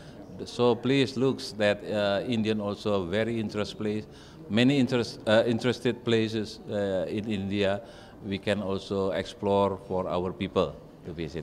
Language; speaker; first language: English; non-native, fluent; Indonesian